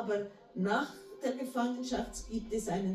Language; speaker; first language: German; non-native, fluent; Portuguese